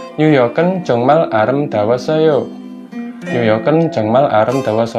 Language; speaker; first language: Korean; non-native, fluent; Indonesian